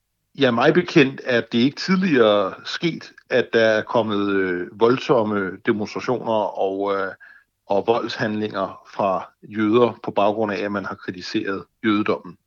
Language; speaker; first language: Danish; native; Danish